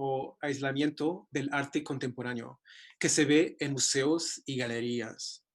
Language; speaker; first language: Spanish; non-native, fluent; English